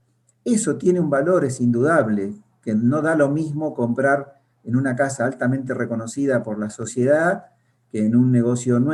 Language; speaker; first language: Spanish; native; Spanish